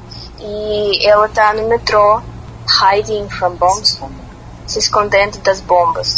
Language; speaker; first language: Portuguese; non-native, fluent; Russian